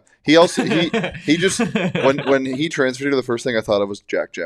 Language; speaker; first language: English; native; English